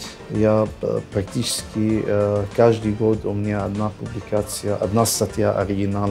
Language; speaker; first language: Russian; non-native, fluent; Arabic